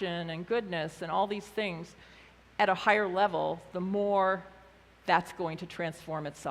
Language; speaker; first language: English; native; English